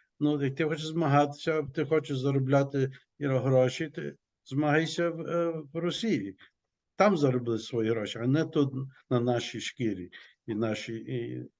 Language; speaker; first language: Ukrainian; early bilingual, heritage; Ukrainian